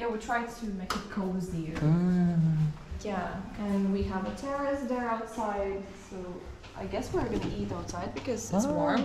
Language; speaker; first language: English; non-native, fluent; Latvian